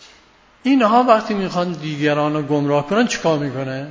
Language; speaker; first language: Persian; native; Persian